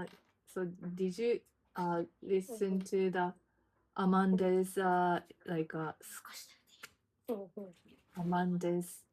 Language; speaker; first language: English; non-native, learner; Japanese